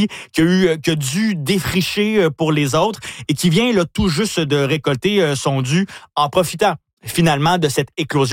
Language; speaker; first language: French; native; French